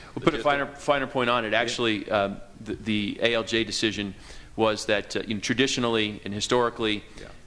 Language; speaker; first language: English; native; English